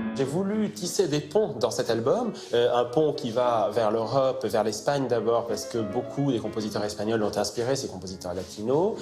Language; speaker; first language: French; non-native, local second language; Arabic